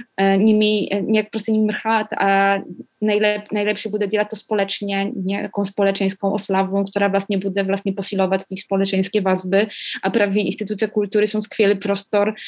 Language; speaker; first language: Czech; non-native, learner; Polish